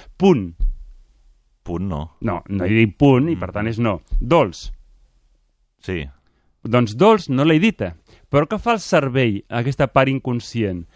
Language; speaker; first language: Catalan; native; Catalan